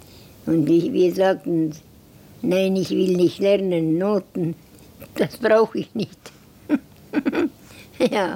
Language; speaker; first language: German; non-native, learner; Estonian